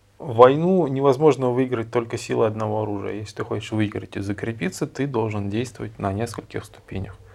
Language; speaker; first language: Russian; native; Russian